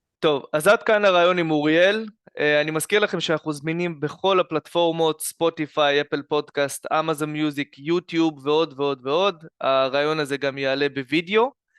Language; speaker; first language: Hebrew; native; Hebrew